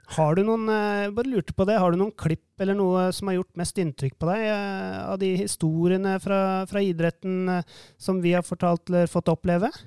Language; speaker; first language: Norwegian; native; Norwegian